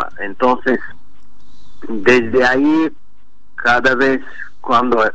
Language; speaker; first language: Spanish; non-native, learner; Azerbaijani